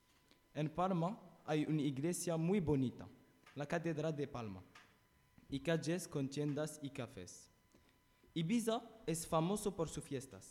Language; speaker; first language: Spanish; non-native, learner; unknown